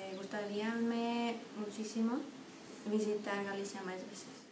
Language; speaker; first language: Galician; non-native, learner; German